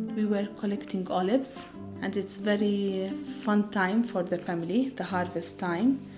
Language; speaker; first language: English; non-native, fluent; Arabic